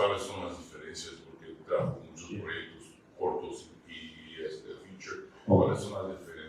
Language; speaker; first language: Spanish; early bilingual, heritage; Spanish